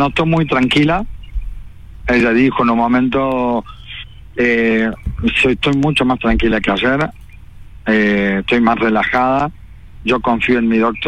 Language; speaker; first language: Spanish; native; Spanish